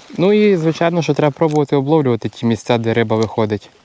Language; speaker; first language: Ukrainian; native; Ukrainian